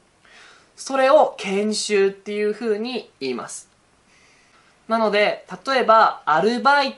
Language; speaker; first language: Japanese; native; Japanese